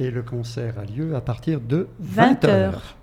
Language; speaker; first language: French; native; French